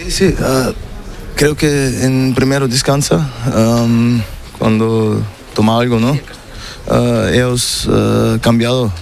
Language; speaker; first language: Spanish; non-native, learner; German